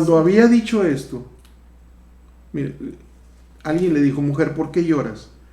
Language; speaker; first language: Spanish; native; Spanish